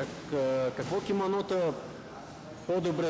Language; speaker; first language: Bulgarian; non-native, learner; Russian